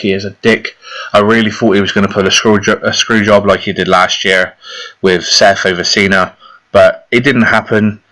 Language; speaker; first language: English; native; English